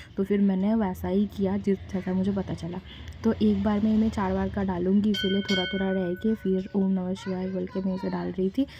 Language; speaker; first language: Hindi; non-native, local second language; Bangla